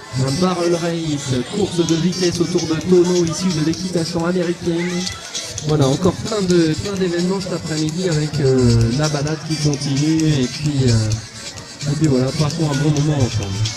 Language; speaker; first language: French; native; French